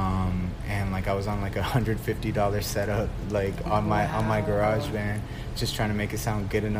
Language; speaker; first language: English; early bilingual, other home language; Spanish